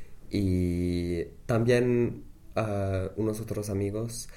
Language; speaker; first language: Spanish; non-native, fluent; English